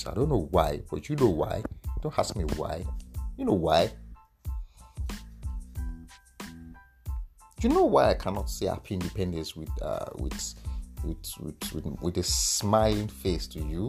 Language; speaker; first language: English; non-native, local second language; Yoruba